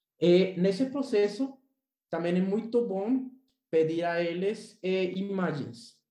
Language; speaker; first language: Portuguese; non-native, learner; Spanish